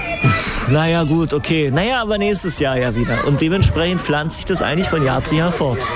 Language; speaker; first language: German; native; German